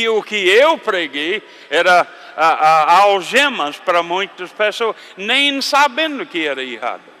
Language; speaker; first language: Portuguese; non-native, fluent; English